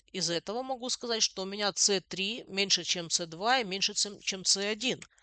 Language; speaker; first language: Russian; non-native, local second language; Ukrainian